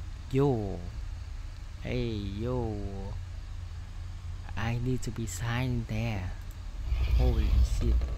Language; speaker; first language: English; non-native, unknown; Vietnamese